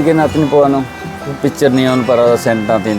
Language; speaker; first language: Filipino; non-native, learner; Punjabi